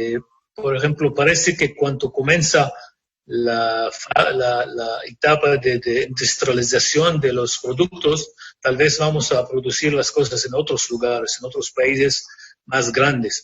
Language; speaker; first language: Spanish; non-native, fluent; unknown